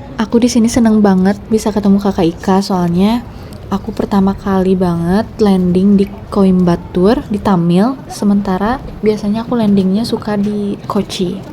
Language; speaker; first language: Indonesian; native; Indonesian